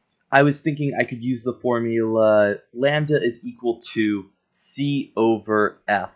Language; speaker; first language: English; native; English